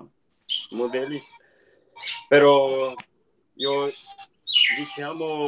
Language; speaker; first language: Italian; non-native, learner; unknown